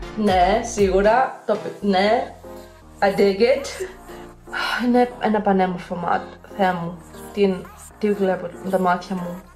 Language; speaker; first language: Greek; early bilingual, heritage; Greek